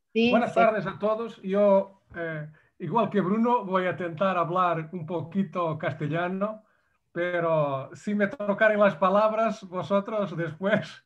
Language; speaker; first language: Spanish; non-native, fluent; Portuguese